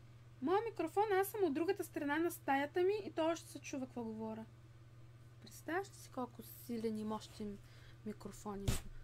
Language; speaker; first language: Bulgarian; native; Bulgarian